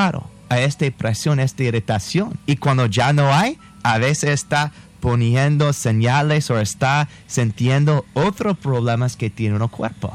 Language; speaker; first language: Spanish; non-native, fluent; English